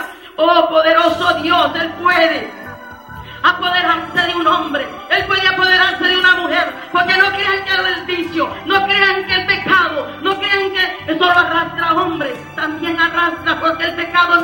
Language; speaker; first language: Spanish; native; Spanish